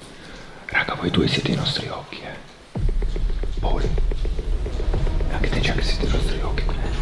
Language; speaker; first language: Italian; native; Italian